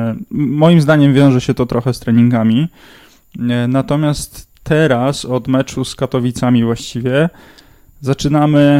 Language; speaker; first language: Polish; native; Polish